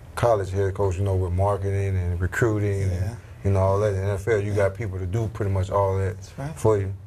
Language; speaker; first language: English; native; English